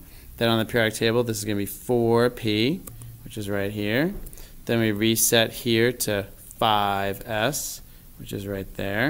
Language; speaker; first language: English; native; English